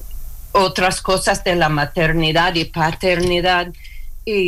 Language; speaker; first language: Spanish; non-native, learner; English